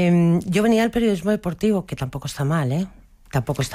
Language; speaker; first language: Spanish; native; Spanish